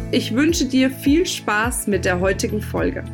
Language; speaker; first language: German; native; German